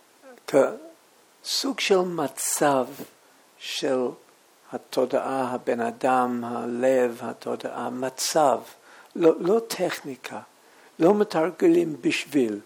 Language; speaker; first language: Hebrew; non-native, fluent; English